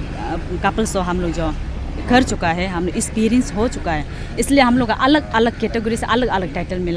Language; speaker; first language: Hindi; non-native, local second language; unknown